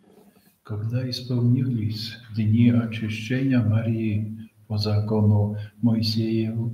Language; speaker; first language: Russian; non-native, fluent; Polish